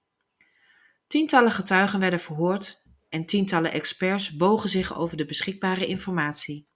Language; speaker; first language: Dutch; native; Dutch